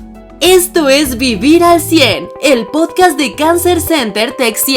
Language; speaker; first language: Spanish; native; Spanish